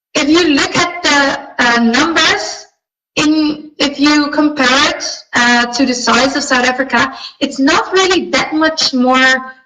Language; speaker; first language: English; non-native, fluent; Dutch